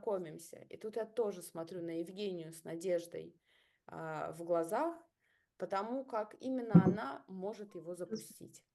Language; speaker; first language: Russian; native; Russian